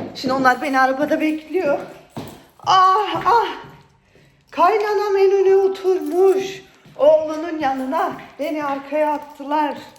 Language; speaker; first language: Turkish; early bilingual, other home language; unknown